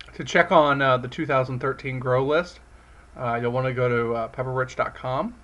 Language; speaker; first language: English; native; English